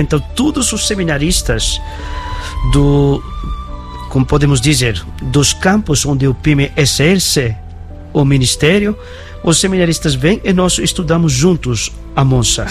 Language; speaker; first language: Portuguese; non-native, fluent; Bangla